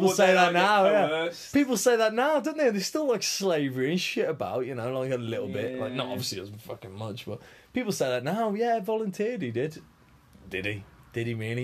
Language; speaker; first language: English; native; English